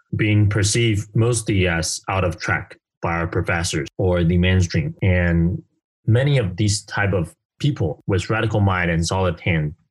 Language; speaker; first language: English; non-native, fluent; Chinese